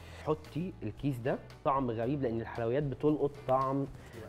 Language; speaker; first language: Arabic; native; Arabic